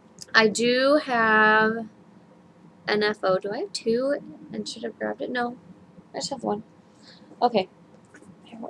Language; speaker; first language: English; native; English